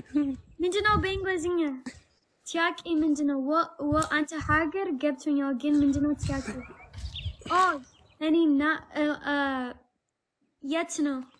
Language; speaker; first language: Amharic; non-native, learner; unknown